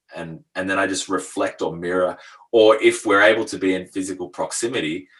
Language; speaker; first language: English; native; English